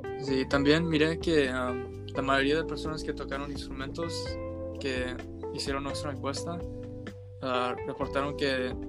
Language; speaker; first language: Spanish; early bilingual, heritage; Spanish